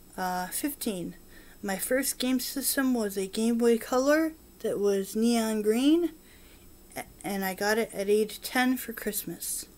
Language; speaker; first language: English; native; English